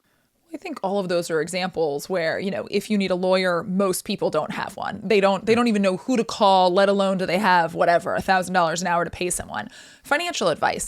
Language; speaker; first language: English; native; English